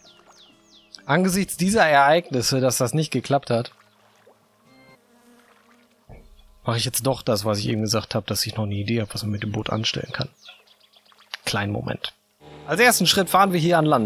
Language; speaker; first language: German; native; German